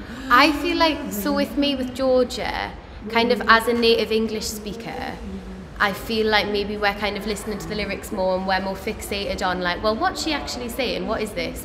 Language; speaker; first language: English; native; English